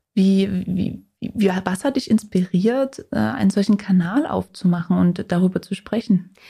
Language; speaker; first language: German; native; German